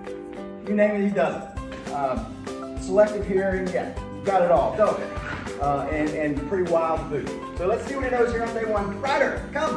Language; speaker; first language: English; native; English